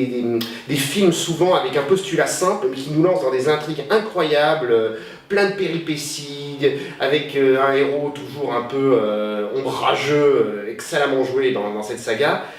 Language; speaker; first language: French; native; French